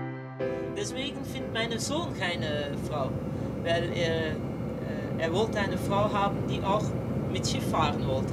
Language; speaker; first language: German; non-native, learner; Dutch